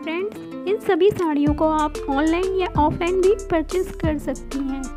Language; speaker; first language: Hindi; native; Hindi